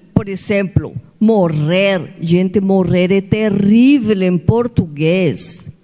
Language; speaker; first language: Portuguese; non-native, fluent; Spanish